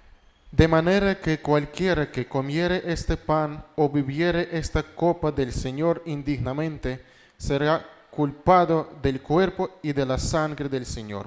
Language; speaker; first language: Spanish; non-native, fluent; Russian